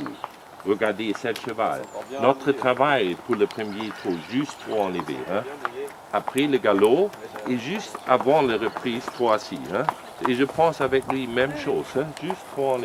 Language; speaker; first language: French; non-native, learner; German